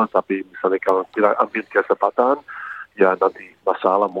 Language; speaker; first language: Indonesian; early bilingual, heritage; English